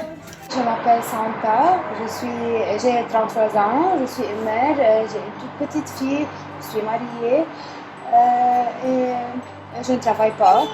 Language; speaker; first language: French; non-native, local second language; Arabic